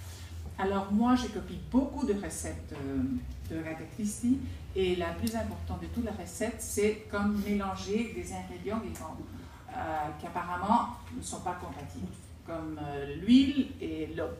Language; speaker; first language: French; non-native, fluent; Spanish